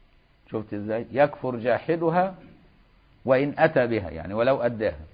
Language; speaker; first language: Arabic; native; Arabic